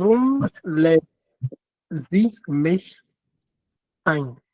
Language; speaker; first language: German; non-native, learner; Akan